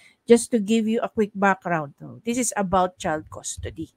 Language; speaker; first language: English; non-native, local second language; Filipino